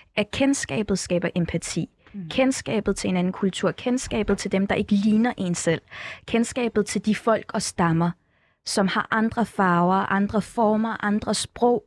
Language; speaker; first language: Danish; early bilingual, other home language; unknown